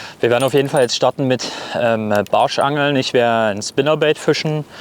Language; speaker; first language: German; native; German